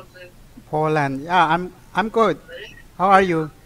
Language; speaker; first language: English; non-native, local second language; Malay